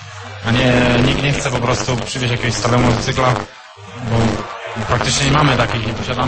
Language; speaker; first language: Polish; non-native, learner; Croatian